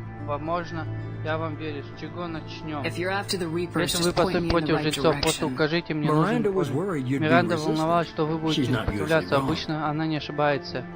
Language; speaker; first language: Russian; native; Russian